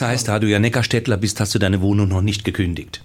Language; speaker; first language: German; native; German